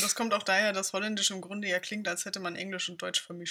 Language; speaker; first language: German; native; German